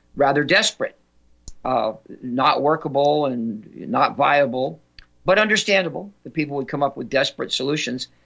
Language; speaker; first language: English; native; English